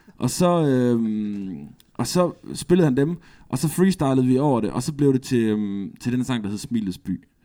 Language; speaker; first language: Danish; native; Danish